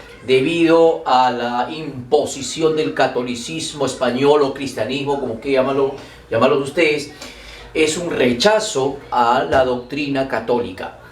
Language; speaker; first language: Spanish; native; Spanish